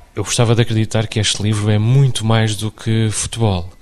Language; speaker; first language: Portuguese; native; Portuguese